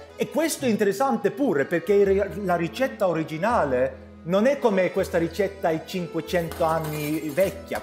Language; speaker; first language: Italian; non-native, learner; Swedish